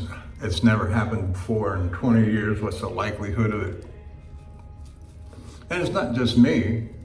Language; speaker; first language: English; native; English